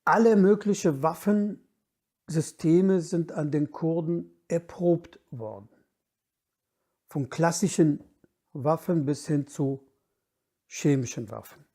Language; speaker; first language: German; non-native, fluent; Kurdish